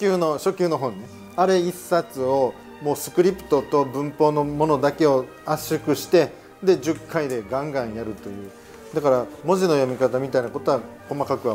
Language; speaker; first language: Japanese; native; Japanese